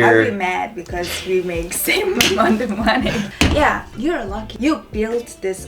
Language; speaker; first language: English; non-native, fluent; Mongolian